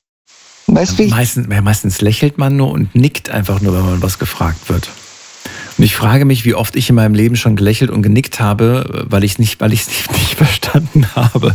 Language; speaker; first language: German; native; German